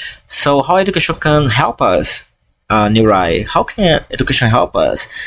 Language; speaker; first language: English; non-native, fluent; Portuguese